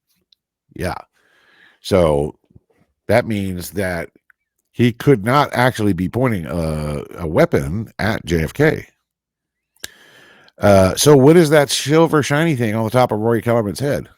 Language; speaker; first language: English; native; English